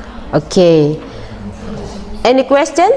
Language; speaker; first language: English; non-native, learner; Indonesian